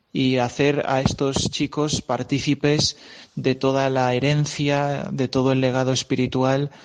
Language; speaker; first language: Spanish; native; Spanish